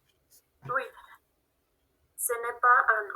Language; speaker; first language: French; non-native, learner; Spanish